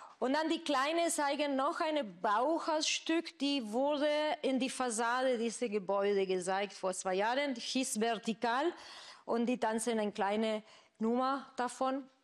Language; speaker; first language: German; non-native, fluent; Spanish